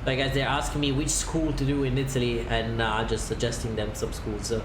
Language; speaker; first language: English; non-native, fluent; Italian